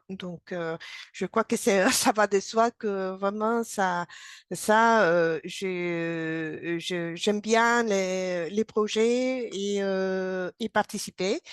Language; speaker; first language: French; non-native, fluent; Spanish